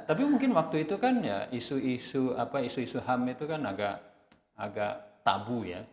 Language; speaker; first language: Indonesian; native; Indonesian